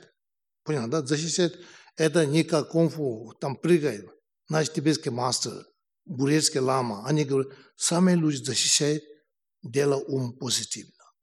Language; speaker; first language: Russian; non-native, learner; Tibetan